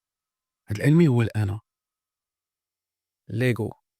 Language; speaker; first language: Arabic; native; Arabic